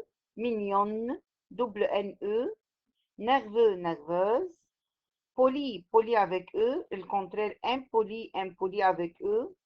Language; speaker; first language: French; non-native, fluent; Arabic